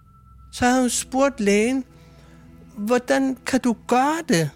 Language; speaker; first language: Swedish; non-native, fluent; Kalaallisut